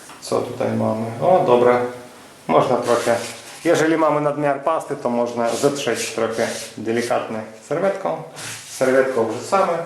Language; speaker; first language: Polish; non-native, fluent; Ukrainian